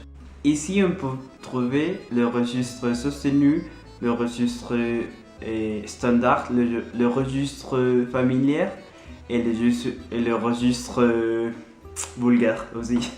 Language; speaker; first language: French; non-native, learner; Spanish